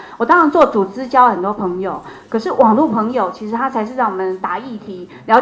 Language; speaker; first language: Chinese; native; Chinese